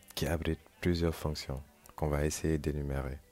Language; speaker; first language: French; non-native, local second language; Wolof